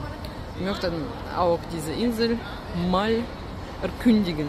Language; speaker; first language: German; non-native, learner; Russian